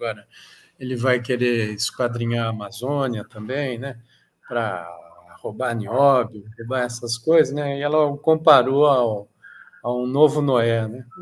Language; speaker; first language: Portuguese; native; Portuguese